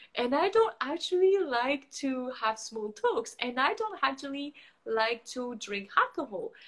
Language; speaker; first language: English; non-native, fluent; French